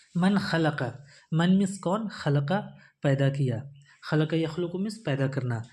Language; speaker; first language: Urdu; native; Urdu